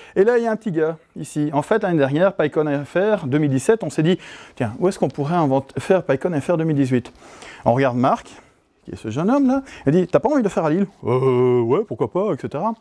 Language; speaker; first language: French; native; French